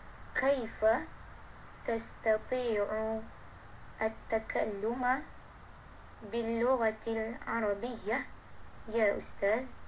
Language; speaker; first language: Arabic; non-native, learner; Malay